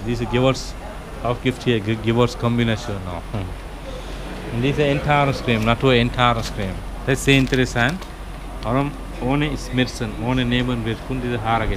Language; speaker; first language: German; non-native, learner; Sinhala